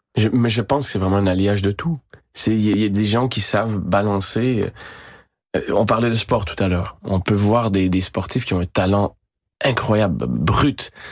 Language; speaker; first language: French; native; French